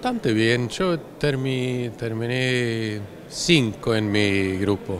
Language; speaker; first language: Spanish; non-native, learner; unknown